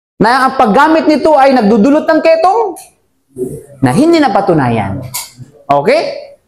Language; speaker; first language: Filipino; non-native, local second language; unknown